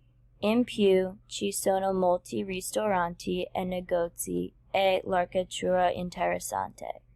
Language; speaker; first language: Italian; non-native, learner; English